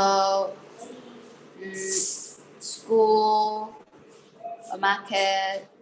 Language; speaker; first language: English; non-native, learner; Vietnamese